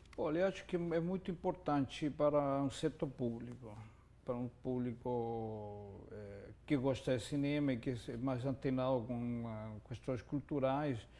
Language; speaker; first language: Portuguese; non-native, fluent; Spanish